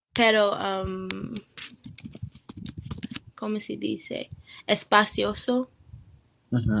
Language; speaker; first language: Spanish; non-native, learner; English